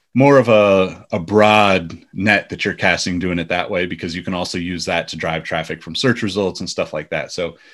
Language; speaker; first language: English; native; English